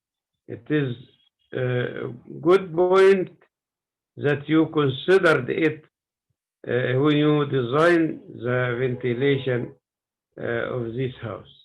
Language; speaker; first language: English; non-native, learner; Arabic